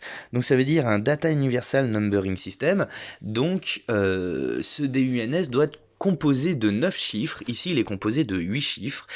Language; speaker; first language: French; native; French